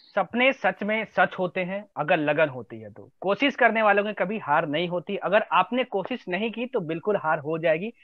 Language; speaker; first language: Hindi; native; Hindi